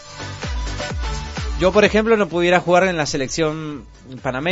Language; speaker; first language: Spanish; native; Spanish